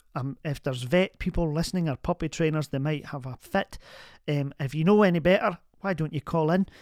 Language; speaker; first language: English; native; English